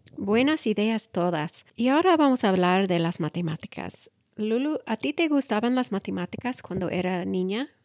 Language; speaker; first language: Spanish; non-native, fluent; English